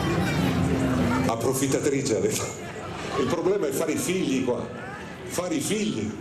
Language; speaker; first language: Italian; native; Italian